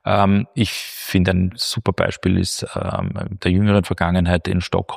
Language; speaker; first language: German; native; German